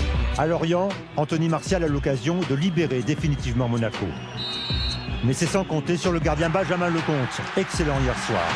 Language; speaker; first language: French; native; French